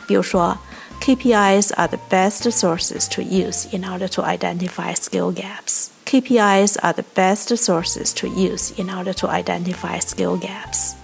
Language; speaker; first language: English; non-native, fluent; Chinese